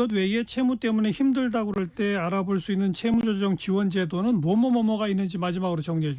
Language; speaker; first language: Korean; native; Korean